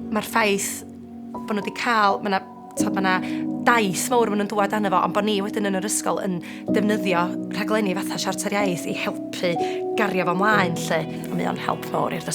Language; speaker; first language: Welsh; native; Welsh